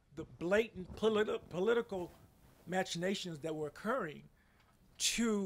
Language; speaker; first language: English; native; English